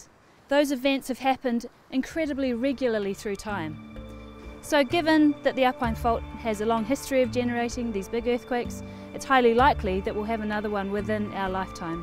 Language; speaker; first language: English; native; English